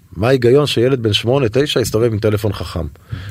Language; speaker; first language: Hebrew; native; Hebrew